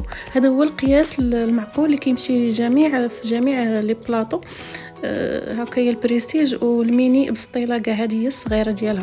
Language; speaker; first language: Arabic; native; Arabic